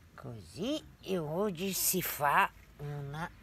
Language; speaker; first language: Italian; non-native, fluent; Russian